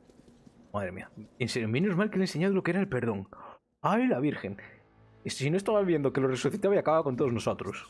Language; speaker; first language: Spanish; native; Spanish